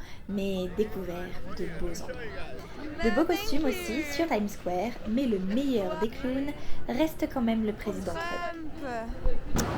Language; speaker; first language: French; native; French